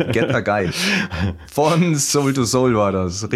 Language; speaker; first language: German; native; German